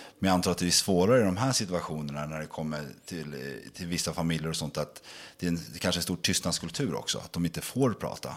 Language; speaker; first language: Swedish; native; Swedish